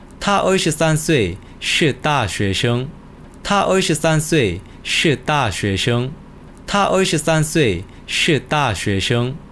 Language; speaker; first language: Chinese; non-native, fluent; Korean